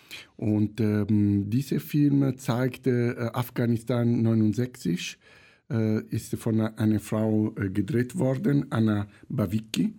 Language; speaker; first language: German; non-native, fluent; Italian